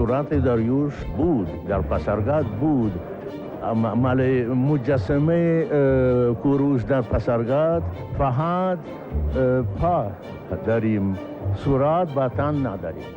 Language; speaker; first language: Persian; non-native, learner; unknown